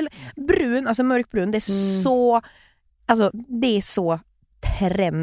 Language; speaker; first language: Swedish; native; Swedish